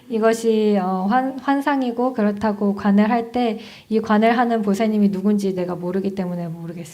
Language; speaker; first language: Korean; native; Korean